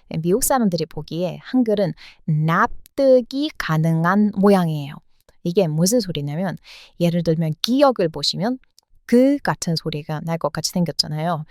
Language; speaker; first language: Korean; non-native, fluent; English